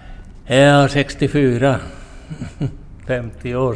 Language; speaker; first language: Swedish; non-native, learner; Finnish